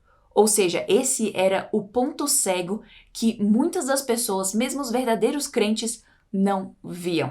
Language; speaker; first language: Portuguese; native; Portuguese